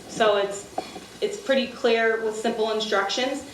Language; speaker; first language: English; native; English